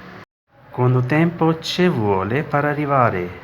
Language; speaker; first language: Italian; non-native, learner; Urdu